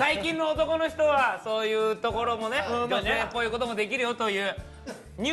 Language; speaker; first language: Japanese; native; Japanese